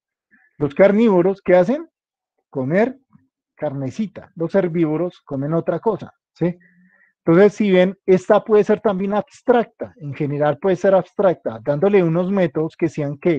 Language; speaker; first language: Spanish; native; Spanish